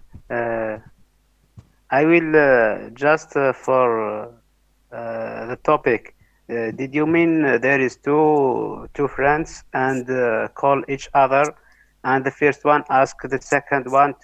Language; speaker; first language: English; non-native, learner; Arabic